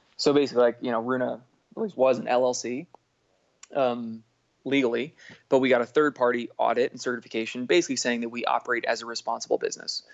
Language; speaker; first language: English; native; English